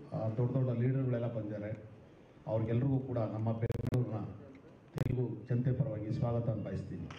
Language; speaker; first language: Kannada; non-native, local second language; Telugu